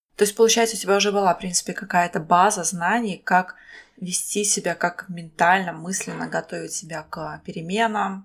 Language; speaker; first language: Russian; native; Russian